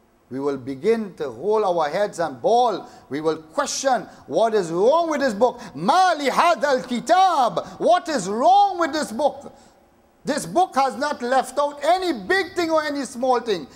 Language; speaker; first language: English; native; English